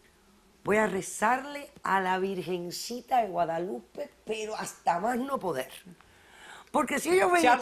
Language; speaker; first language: Spanish; native; Spanish